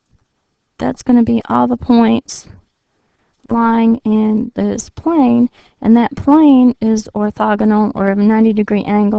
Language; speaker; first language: English; native; English